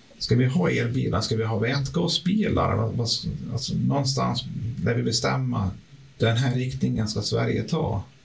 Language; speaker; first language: Swedish; native; Swedish